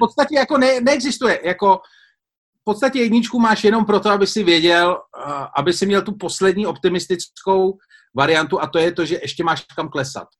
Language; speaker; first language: Czech; native; Czech